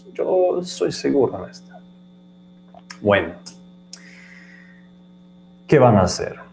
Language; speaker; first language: Spanish; non-native, learner; English